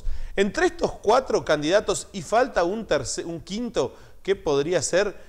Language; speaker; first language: Spanish; native; Spanish